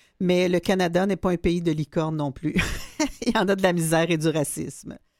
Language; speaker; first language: French; native; French